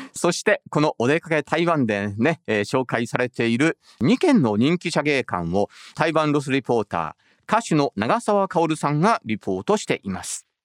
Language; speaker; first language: Japanese; native; Japanese